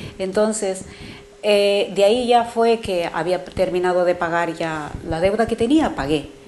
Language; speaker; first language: Spanish; native; Spanish